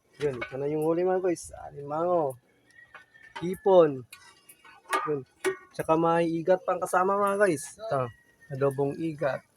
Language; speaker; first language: Filipino; non-native, local second language; Cebuano